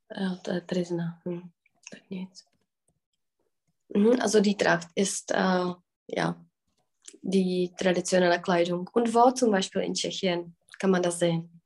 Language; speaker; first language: German; non-native, fluent; Czech